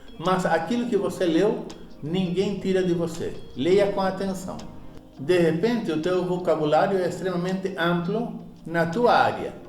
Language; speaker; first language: Portuguese; early bilingual, other home language; Spanish